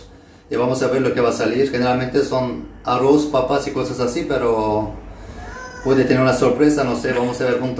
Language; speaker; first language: Spanish; non-native, fluent; Turkish